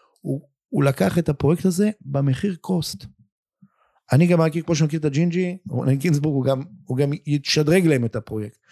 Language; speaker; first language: Hebrew; native; Hebrew